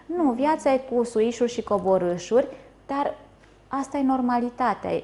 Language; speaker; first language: Romanian; native; Romanian